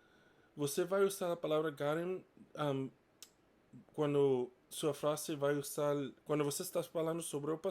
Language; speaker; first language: Portuguese; non-native, fluent; English